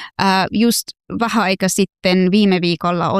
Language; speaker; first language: Finnish; non-native, fluent; Persian